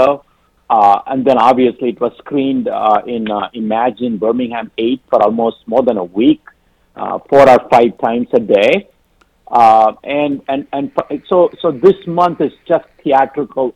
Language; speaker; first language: English; non-native, local second language; Tamil